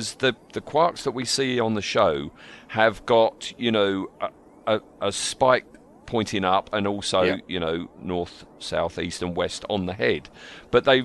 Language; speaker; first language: English; native; English